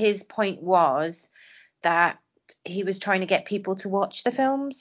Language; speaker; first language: English; native; English